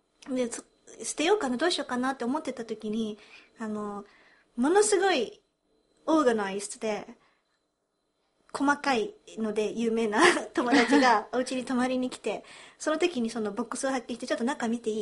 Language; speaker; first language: Japanese; early bilingual, heritage; Japanese